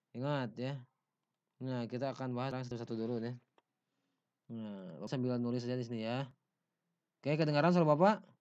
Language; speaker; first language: Indonesian; non-native, local second language; Sundanese